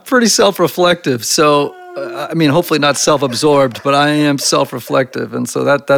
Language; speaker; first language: English; native; English